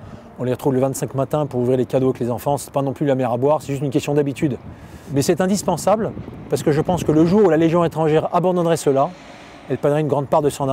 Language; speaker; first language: French; native; French